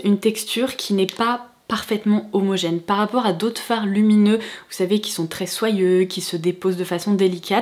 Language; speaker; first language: French; native; French